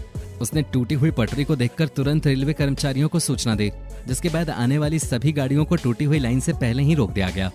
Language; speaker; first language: Hindi; native; Hindi